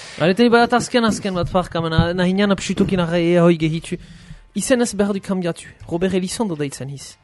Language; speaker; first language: Basque; native; Basque